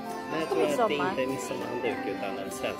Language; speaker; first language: Swedish; native; Swedish